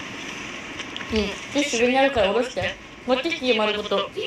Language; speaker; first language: Japanese; native; Japanese